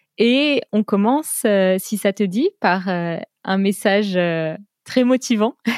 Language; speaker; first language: French; native; French